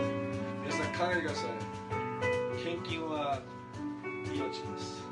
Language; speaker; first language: Japanese; non-native, fluent; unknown